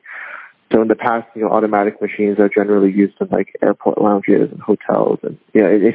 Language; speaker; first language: English; non-native, local second language; Cantonese